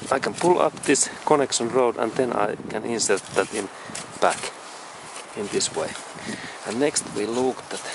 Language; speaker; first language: English; non-native, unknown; Finnish